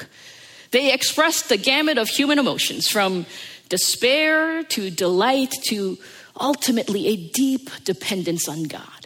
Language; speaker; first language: English; native; English